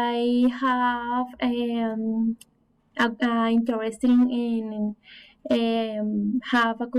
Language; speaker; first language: English; non-native, learner; Spanish